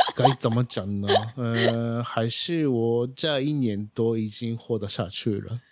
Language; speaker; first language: Chinese; non-native, fluent; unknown